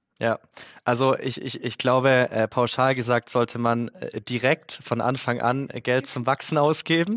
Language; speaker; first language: German; native; German